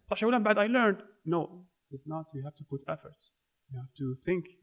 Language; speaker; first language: English; non-native, fluent; Arabic